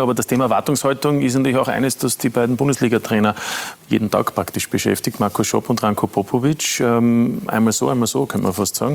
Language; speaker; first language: German; native; German